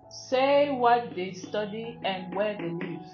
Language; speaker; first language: English; non-native, fluent; French